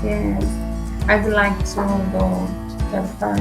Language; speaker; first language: English; non-native, learner; Portuguese